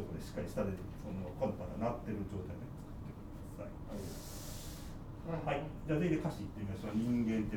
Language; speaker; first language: Japanese; native; Japanese